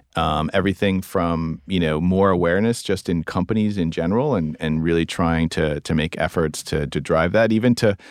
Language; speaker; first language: English; native; English